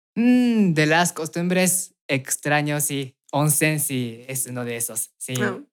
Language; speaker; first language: Spanish; non-native, fluent; Japanese